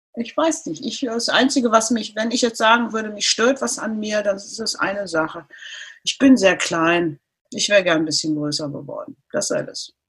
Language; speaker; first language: German; native; German